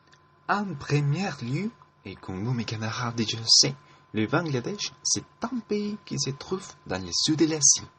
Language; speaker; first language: French; non-native, learner; Spanish